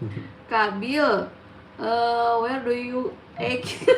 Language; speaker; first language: English; non-native, learner; Indonesian